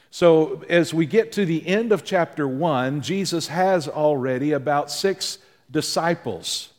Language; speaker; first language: English; native; English